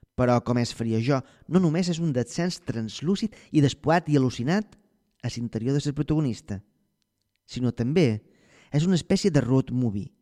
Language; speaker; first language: Catalan; native; Catalan